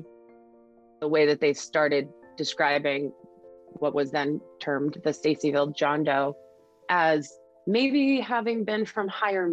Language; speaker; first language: English; native; English